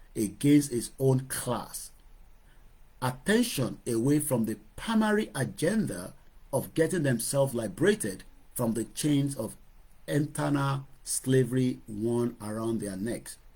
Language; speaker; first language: English; non-native, local second language; Yoruba